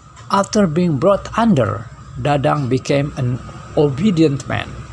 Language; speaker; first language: English; non-native, fluent; Indonesian